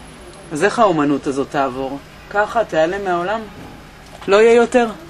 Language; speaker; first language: Hebrew; native; Hebrew